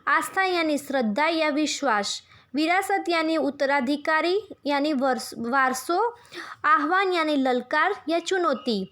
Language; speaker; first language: Hindi; non-native, local second language; Gujarati